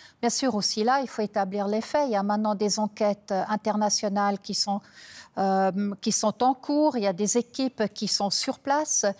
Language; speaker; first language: French; non-native, local second language; German